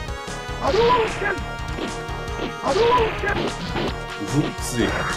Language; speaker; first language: Japanese; native; Japanese